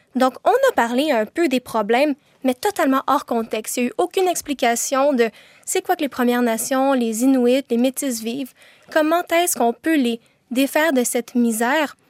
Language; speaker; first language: French; native; French